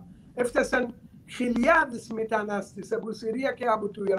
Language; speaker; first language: Greek; non-native, learner; Arabic